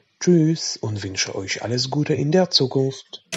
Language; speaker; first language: German; non-native, fluent; Polish